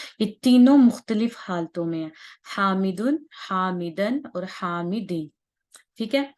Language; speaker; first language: Urdu; native; Urdu